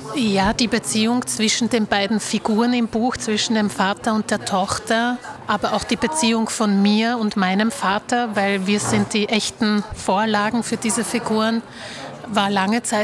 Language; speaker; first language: German; early bilingual, other home language; Slovak